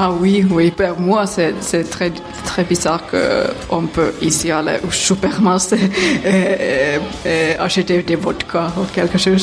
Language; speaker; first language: French; non-native, fluent; Finnish